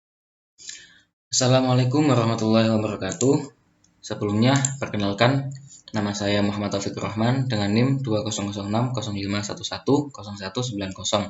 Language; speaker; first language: Indonesian; native; Indonesian